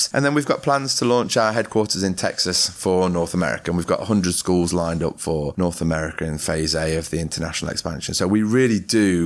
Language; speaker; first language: English; native; English